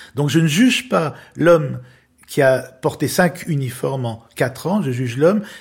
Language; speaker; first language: French; native; French